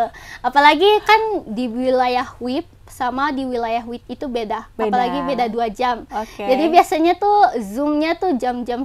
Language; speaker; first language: Indonesian; native; Indonesian